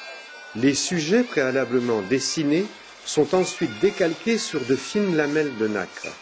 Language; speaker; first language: French; native; French